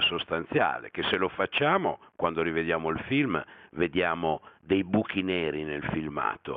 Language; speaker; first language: Italian; native; Italian